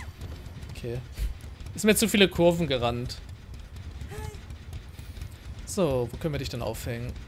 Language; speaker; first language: German; native; German